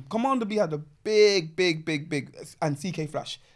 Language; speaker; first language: English; native; English